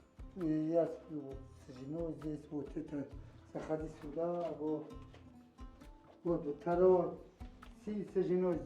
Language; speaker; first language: Russian; non-native, learner; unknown